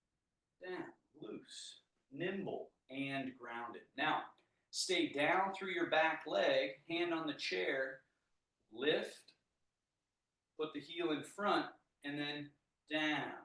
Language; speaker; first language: English; native; English